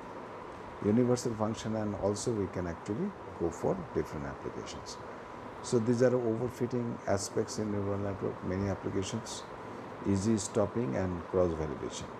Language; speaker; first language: English; non-native, local second language; Bangla